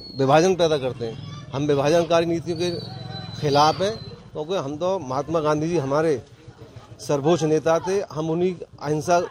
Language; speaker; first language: Hindi; native; Hindi